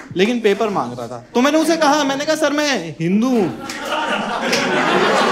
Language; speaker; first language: Hindi; native; Hindi